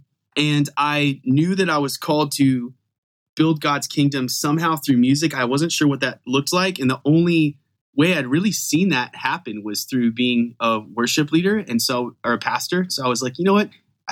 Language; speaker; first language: English; native; English